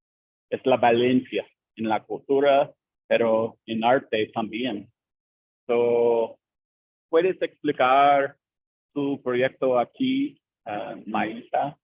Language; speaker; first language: Spanish; non-native, learner; English